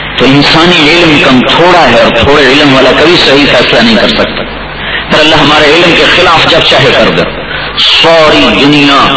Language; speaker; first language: Urdu; non-native, local second language; Punjabi